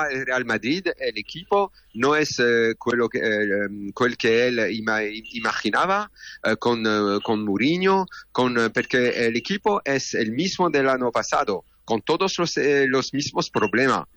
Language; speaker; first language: Spanish; non-native, learner; French